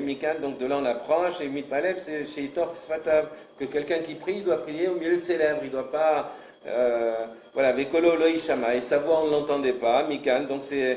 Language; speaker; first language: French; native; French